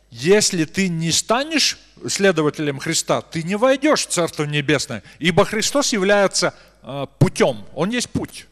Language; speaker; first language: Russian; native; Russian